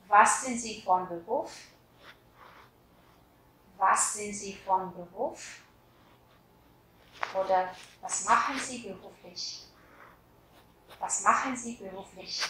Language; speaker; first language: German; non-native, fluent; Vietnamese